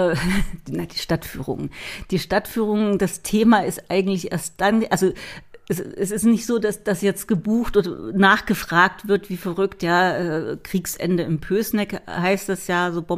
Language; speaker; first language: German; native; German